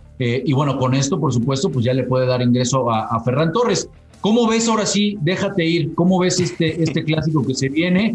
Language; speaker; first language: Spanish; native; Spanish